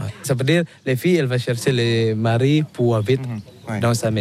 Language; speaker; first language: French; non-native, learner; Balinese